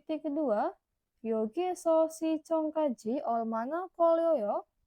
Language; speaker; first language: Korean; non-native, learner; Indonesian